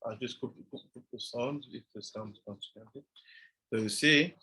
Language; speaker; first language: English; non-native, fluent; French